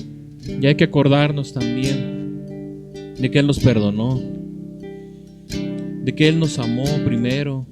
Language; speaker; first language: Spanish; native; Spanish